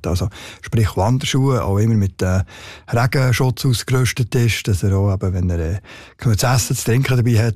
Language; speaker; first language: German; native; German